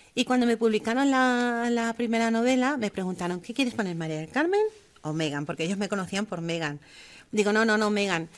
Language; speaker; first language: Spanish; early bilingual, heritage; German